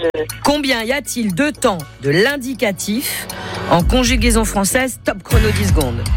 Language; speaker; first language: French; native; French